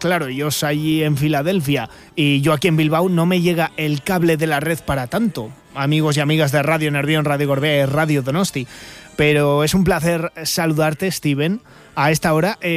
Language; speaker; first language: Spanish; native; Spanish